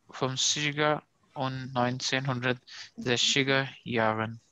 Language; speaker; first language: German; non-native, learner; Urdu